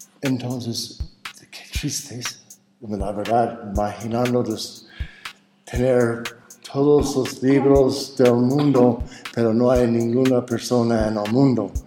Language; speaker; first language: Spanish; non-native, fluent; English